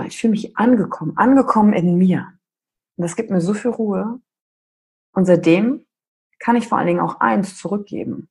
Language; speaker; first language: German; native; German